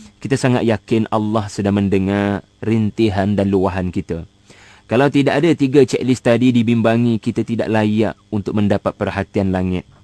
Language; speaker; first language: Malay; native; Malay